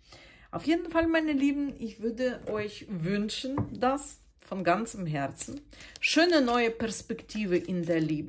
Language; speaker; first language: German; non-native, fluent; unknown